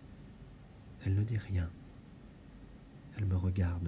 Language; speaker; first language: French; native; French